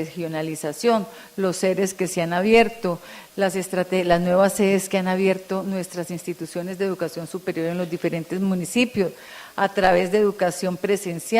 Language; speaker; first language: Spanish; native; Spanish